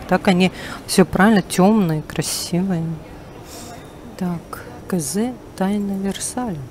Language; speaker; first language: Russian; native; Russian